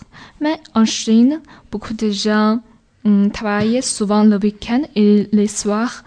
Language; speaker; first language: French; non-native, learner; Chinese